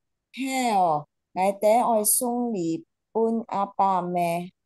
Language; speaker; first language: Chinese; non-native, learner; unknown